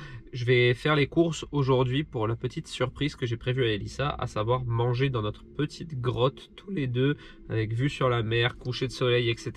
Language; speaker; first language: French; native; French